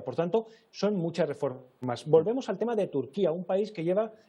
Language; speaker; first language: Spanish; native; Spanish